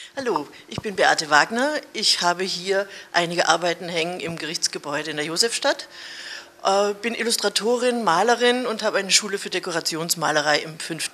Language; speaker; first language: German; native; German